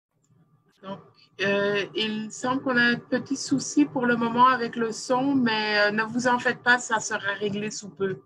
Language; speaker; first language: French; native; French